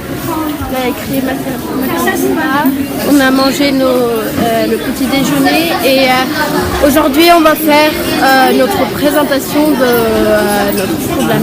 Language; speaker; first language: French; non-native, learner; Swedish